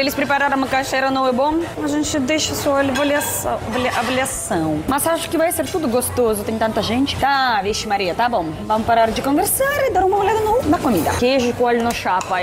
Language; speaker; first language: Portuguese; non-native, fluent; Russian